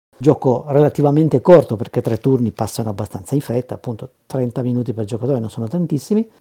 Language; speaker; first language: Italian; native; Italian